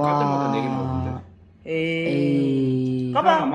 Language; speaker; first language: Korean; native; Korean